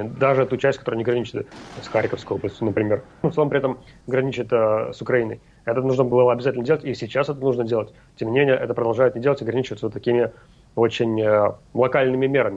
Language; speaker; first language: Russian; native; Russian